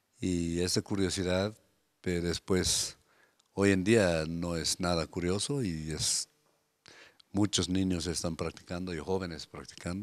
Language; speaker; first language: Spanish; non-native, fluent; Korean